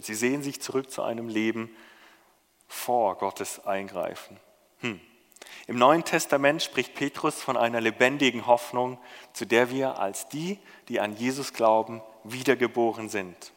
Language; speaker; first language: German; native; German